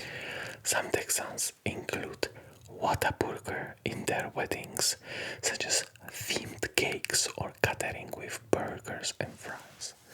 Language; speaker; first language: English; non-native, fluent; Polish